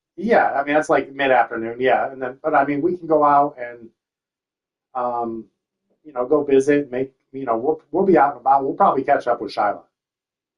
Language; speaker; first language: English; native; English